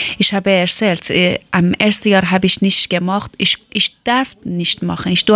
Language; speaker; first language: German; non-native, learner; Persian